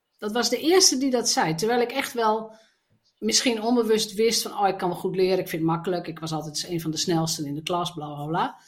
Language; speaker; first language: Dutch; native; Dutch